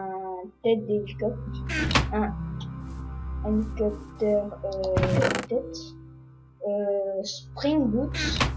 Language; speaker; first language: French; non-native, learner; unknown